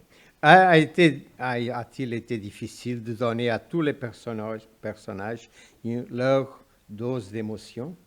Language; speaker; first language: French; non-native, fluent; Portuguese